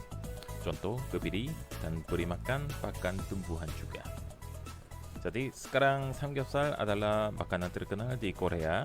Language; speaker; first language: Indonesian; non-native, fluent; Korean